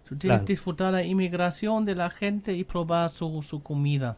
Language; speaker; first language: Spanish; non-native, fluent; German